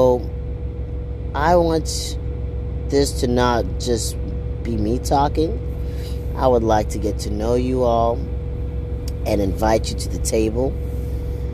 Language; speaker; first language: English; early bilingual, other home language; Kinyarwanda